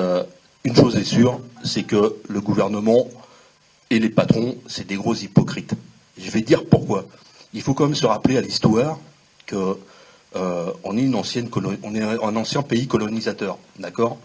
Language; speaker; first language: French; native; French